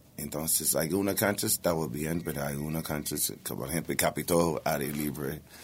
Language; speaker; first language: Spanish; non-native, learner; English